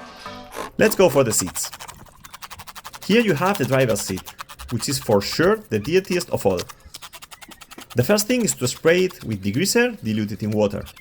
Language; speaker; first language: English; non-native, fluent; Spanish